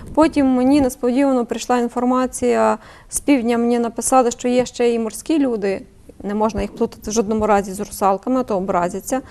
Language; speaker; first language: Ukrainian; native; Ukrainian